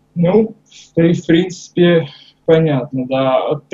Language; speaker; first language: Russian; native; Russian